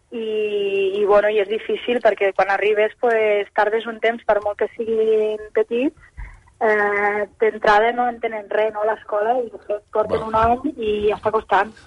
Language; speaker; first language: Catalan; native; Catalan